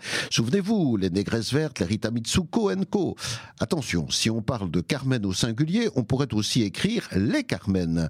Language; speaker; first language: French; native; French